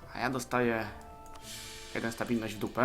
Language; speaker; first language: Polish; native; Polish